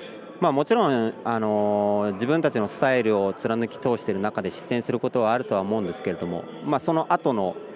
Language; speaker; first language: Japanese; native; Japanese